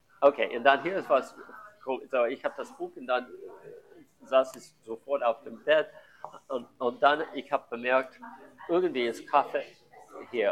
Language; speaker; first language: German; non-native, learner; English